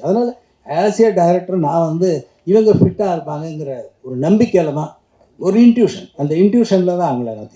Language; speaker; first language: Tamil; native; Tamil